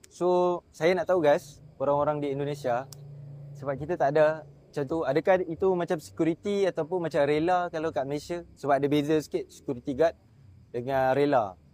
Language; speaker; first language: Malay; native; Malay